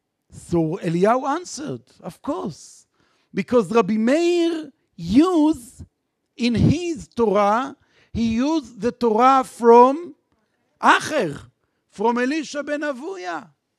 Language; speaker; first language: English; non-native, fluent; Hebrew